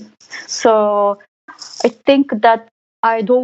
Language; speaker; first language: English; non-native, fluent; Japanese